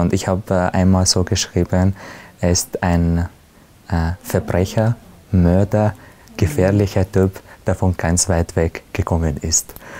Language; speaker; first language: German; non-native, fluent; Arabic